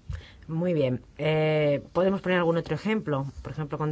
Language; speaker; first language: Spanish; native; Spanish